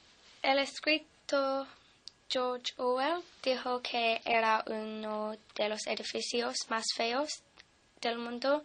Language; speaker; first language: Spanish; non-native, fluent; English